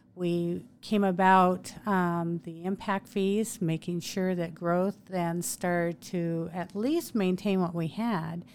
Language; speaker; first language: English; native; English